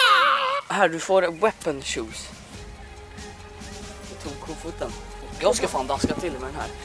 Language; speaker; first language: Swedish; native; Swedish